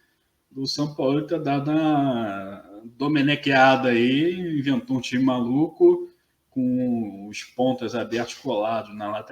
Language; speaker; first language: Portuguese; native; Portuguese